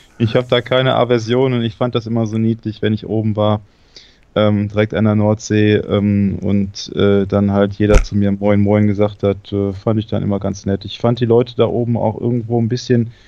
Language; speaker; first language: German; native; German